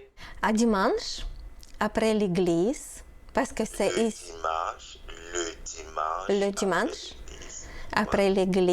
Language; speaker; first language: French; non-native, learner; Ukrainian